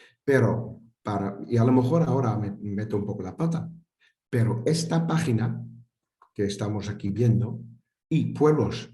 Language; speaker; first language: Spanish; non-native, fluent; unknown